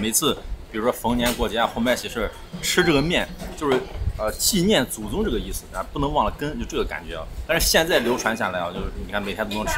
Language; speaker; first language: Chinese; native; Chinese